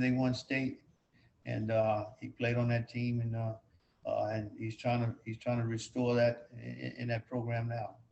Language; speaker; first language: English; native; English